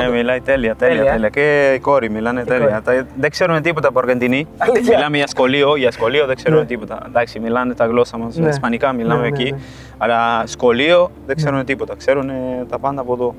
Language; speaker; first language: Greek; non-native, fluent; Spanish